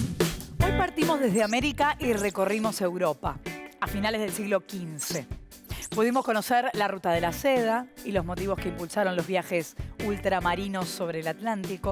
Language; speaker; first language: Spanish; native; Spanish